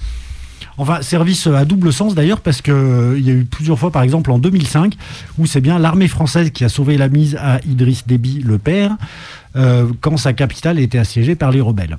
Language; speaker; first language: French; native; French